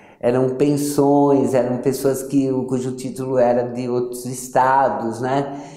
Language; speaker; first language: Portuguese; early bilingual, other home language; Yiddish